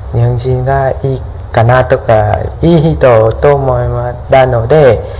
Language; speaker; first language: Japanese; non-native, learner; Vietnamese